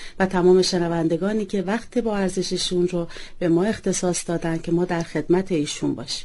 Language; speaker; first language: Persian; native; Persian